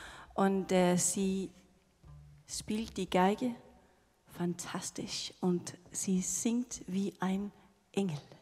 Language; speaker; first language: German; non-native, learner; Danish